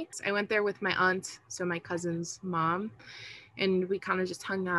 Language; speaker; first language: English; early bilingual, other home language; Spanish